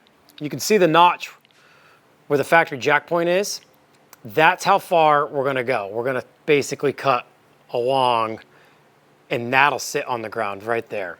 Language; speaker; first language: English; native; English